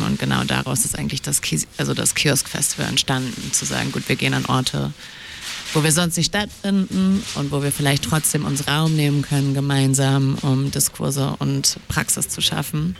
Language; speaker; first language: German; native; German